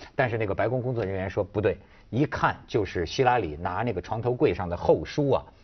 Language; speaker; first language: Chinese; native; Chinese